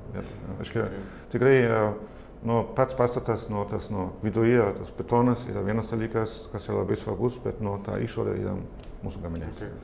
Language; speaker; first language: Lithuanian; non-native, fluent; German